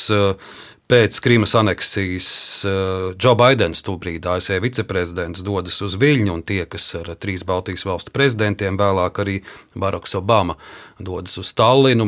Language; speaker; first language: Latvian; native; Latvian